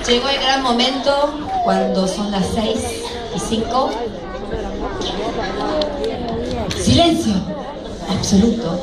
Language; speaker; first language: Spanish; native; Spanish